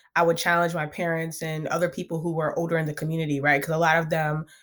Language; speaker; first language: English; early bilingual, other home language; Akan